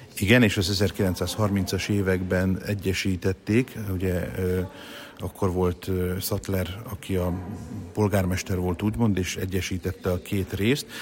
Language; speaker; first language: Hungarian; native; Hungarian